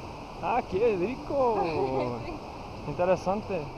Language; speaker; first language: Spanish; non-native, learner; English